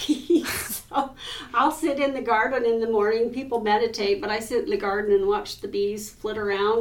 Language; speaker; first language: English; native; English